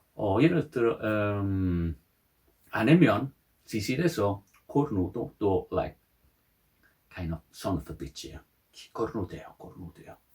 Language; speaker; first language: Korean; non-native, learner; Italian